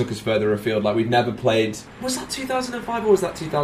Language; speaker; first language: English; native; English